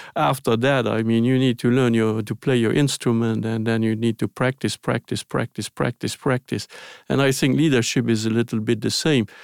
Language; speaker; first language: English; non-native, fluent; Luxembourgish